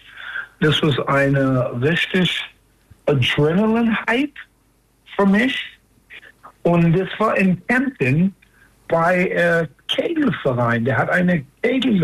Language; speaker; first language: German; non-native, fluent; English